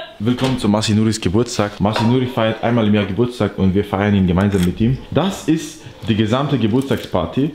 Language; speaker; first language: German; early bilingual, other home language; Persian